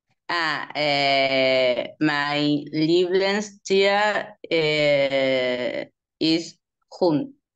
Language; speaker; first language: German; non-native, learner; Spanish